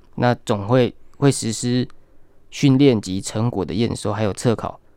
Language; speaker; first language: Chinese; native; Chinese